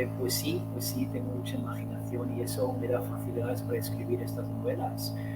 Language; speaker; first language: Spanish; non-native, fluent; English